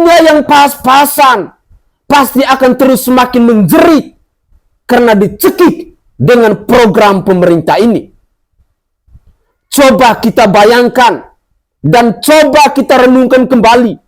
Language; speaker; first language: Indonesian; native; Indonesian